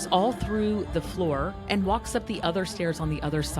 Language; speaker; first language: English; native; English